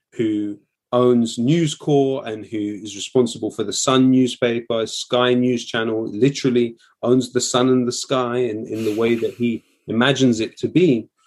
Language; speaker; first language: English; native; English